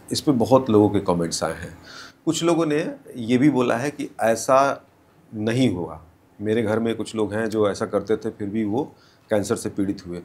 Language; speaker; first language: Hindi; native; Hindi